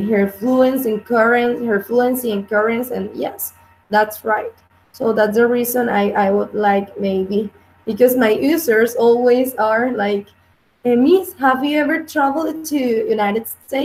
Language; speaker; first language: English; non-native, learner; Spanish